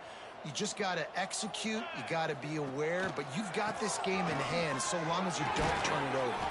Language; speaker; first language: English; native; English